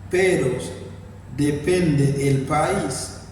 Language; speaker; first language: Spanish; non-native, fluent; Haitian Creole